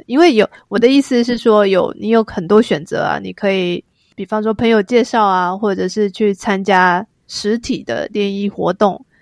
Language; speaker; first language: Chinese; native; Chinese